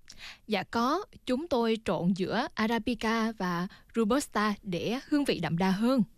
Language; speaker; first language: Vietnamese; native; Vietnamese